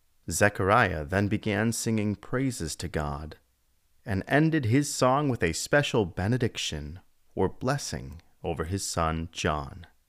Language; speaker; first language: English; native; English